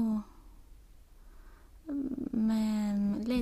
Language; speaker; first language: French; non-native, learner; Spanish